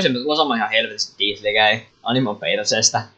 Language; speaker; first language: Finnish; native; Finnish